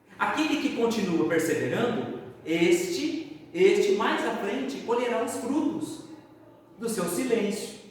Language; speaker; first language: Portuguese; native; Portuguese